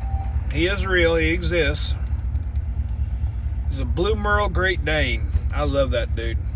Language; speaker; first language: English; native; English